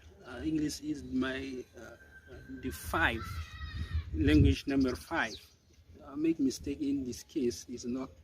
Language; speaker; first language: English; non-native, learner; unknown